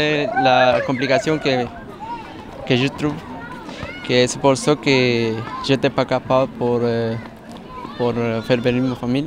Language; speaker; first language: French; non-native, learner; Spanish